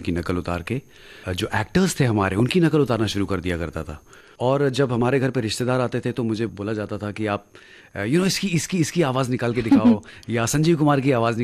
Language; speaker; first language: Hindi; native; Hindi